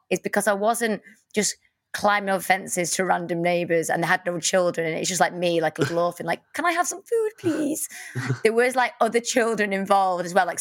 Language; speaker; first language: English; native; English